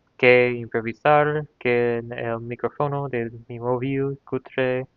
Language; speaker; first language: Spanish; non-native, learner; English